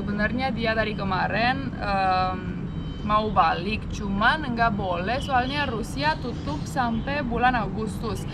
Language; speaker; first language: Indonesian; non-native, fluent; Romanian